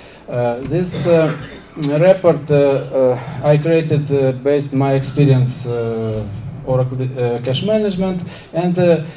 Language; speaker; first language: English; non-native, learner; Ukrainian